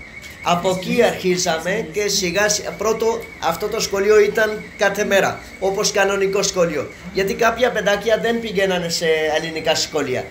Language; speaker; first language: Greek; non-native, learner; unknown